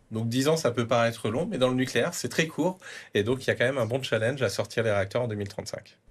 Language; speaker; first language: French; native; French